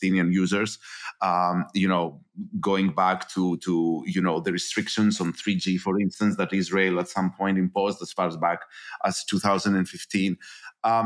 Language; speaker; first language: English; non-native, fluent; Greek